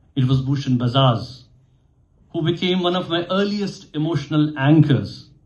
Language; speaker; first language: English; non-native, local second language; Urdu